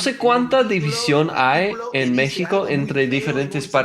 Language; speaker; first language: Spanish; non-native, fluent; English